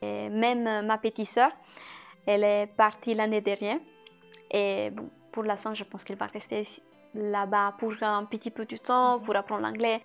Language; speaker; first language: French; non-native, fluent; Italian